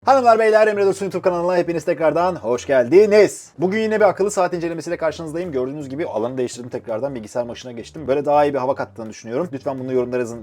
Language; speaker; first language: Turkish; native; Turkish